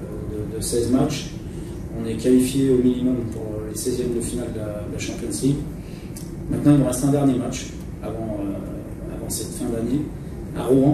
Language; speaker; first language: French; native; French